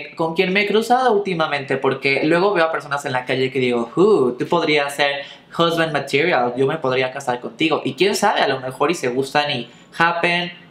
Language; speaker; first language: Spanish; native; Spanish